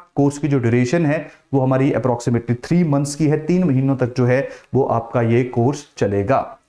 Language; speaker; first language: Hindi; native; Hindi